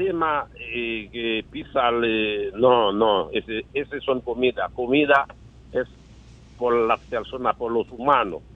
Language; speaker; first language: Spanish; non-native, learner; Haitian Creole